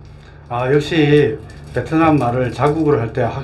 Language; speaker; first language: Korean; native; Korean